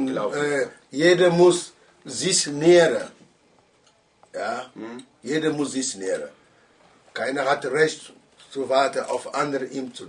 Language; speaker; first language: German; non-native, learner; Ewe